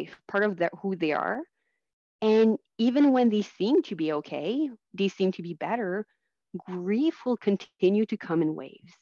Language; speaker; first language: English; non-native, fluent; French